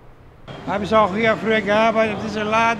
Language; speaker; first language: German; non-native, learner; Greek